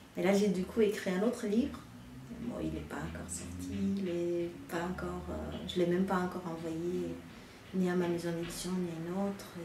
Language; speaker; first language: French; non-native, fluent; Romanian